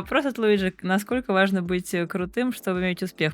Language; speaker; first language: Russian; native; Russian